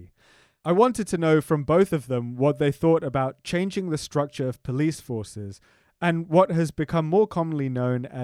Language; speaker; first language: English; native; English